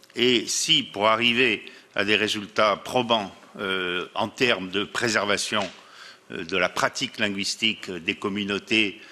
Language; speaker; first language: French; native; French